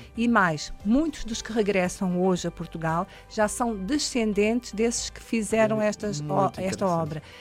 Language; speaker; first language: Portuguese; native; Portuguese